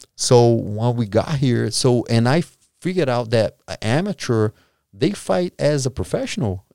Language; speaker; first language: English; non-native, fluent; Portuguese